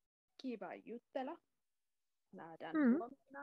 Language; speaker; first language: Finnish; non-native, learner; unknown